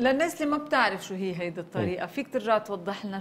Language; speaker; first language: Arabic; native; Arabic